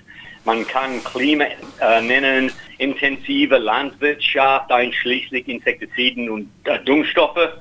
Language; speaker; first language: German; non-native, learner; English